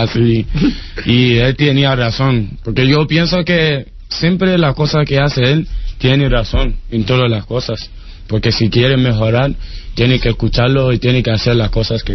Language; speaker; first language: Spanish; non-native, learner; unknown